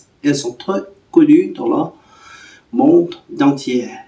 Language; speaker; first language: French; non-native, learner; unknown